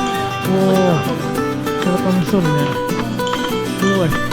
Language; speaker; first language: Japanese; native; Japanese